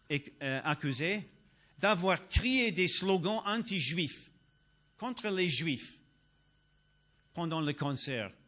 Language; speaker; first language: French; non-native, learner; English